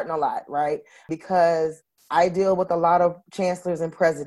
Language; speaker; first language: English; native; English